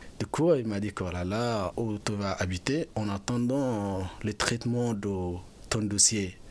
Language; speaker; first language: French; non-native, fluent; Arabic